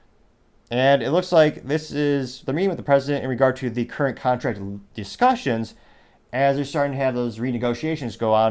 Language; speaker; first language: English; native; English